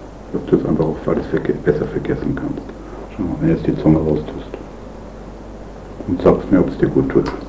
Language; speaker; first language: German; native; German